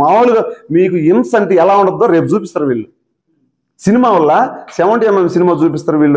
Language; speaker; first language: Telugu; native; Telugu